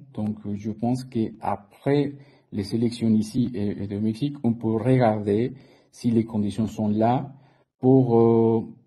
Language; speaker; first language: French; non-native, fluent; Spanish